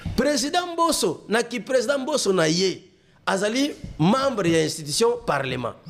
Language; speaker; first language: French; non-native, local second language; Lingala